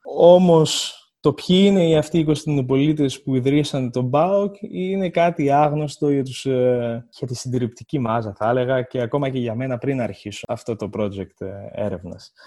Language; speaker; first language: Greek; native; Greek